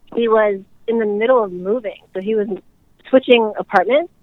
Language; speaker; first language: English; native; English